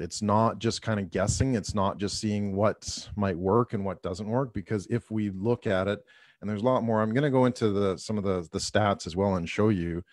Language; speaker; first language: English; native; English